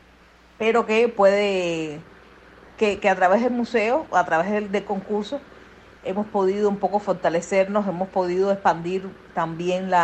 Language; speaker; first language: Spanish; native; Spanish